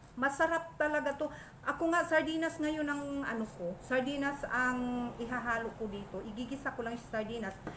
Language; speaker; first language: Filipino; non-native, local second language; Masbatenyo